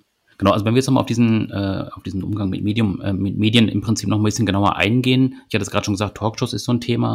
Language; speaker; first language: German; native; German